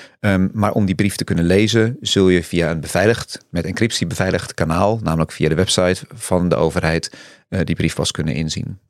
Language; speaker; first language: Dutch; native; Dutch